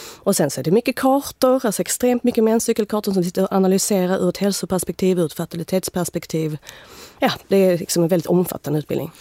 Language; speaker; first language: Swedish; native; Swedish